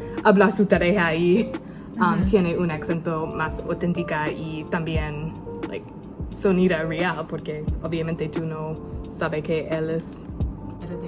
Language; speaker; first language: Spanish; non-native, learner; English